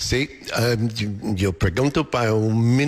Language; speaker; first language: Spanish; non-native, fluent; English